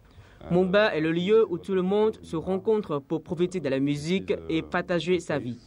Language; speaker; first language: French; non-native, fluent; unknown